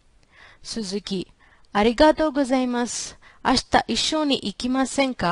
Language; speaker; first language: Japanese; non-native, fluent; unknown